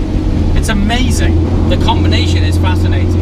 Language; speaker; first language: English; native; English